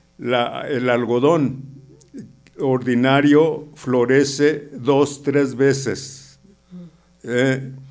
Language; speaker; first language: Spanish; native; Spanish